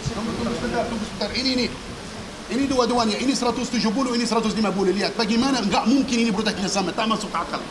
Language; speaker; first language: Indonesian; non-native, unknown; Arabic